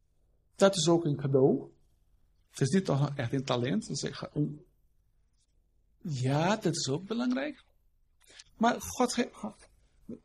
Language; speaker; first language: Dutch; non-native, fluent; Portuguese